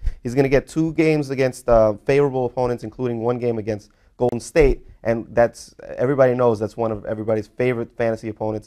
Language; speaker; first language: English; native; English